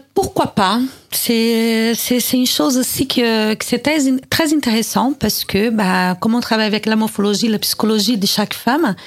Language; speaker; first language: French; non-native, learner; Portuguese